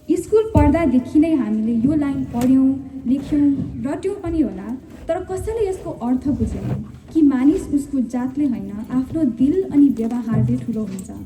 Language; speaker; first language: Nepali; early bilingual, heritage; Nepali